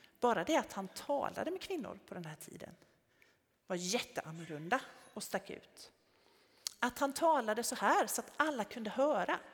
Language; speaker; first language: Swedish; native; Swedish